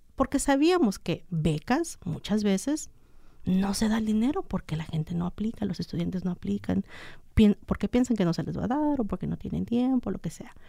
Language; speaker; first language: Spanish; early bilingual, heritage; Spanish